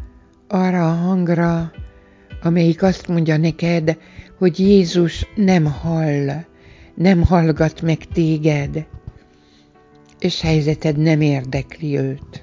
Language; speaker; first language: Hungarian; native; Hungarian